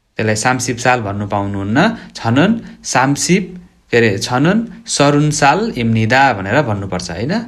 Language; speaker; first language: Nepali; native; Nepali